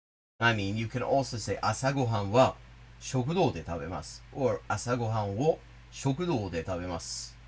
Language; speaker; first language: Japanese; non-native, fluent; English